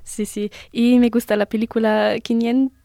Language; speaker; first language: Spanish; non-native, learner; German